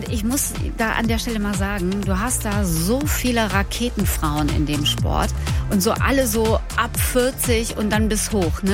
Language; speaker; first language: German; native; German